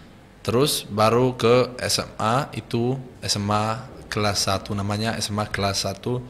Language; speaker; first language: Indonesian; non-native, fluent; Italian